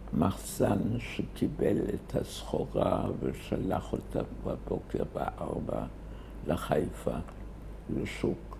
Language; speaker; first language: Hebrew; early bilingual, other home language; German